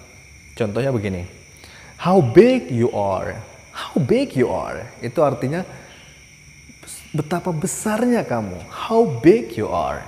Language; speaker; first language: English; non-native, fluent; Indonesian